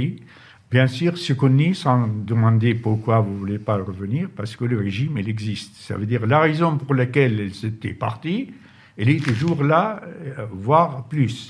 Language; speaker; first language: French; non-native, fluent; Arabic